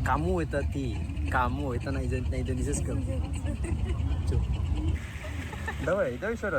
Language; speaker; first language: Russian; non-native, learner; Indonesian